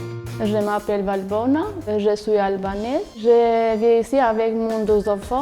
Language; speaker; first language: French; non-native, learner; Albanian